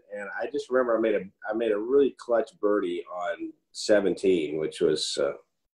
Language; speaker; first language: English; native; English